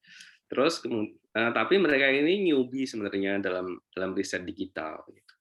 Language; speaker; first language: Indonesian; native; Indonesian